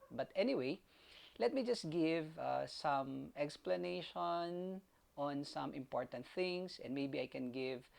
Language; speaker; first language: English; non-native, local second language; Filipino